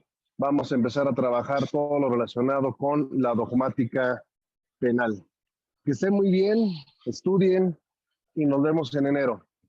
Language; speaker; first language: Spanish; native; Spanish